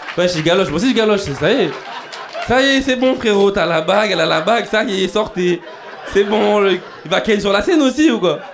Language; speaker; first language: French; native; French